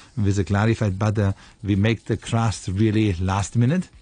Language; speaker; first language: English; non-native, fluent; German